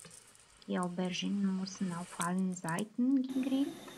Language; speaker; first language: German; non-native, fluent; Romanian